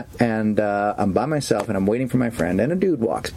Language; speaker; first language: English; native; English